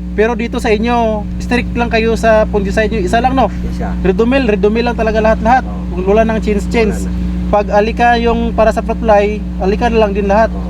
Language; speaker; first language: Filipino; non-native, local second language; Hiligaynon